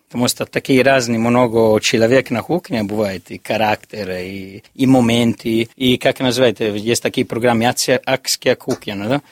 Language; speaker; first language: Russian; non-native, learner; Italian